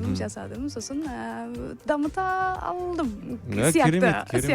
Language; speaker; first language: Kazakh; non-native, learner; Turkish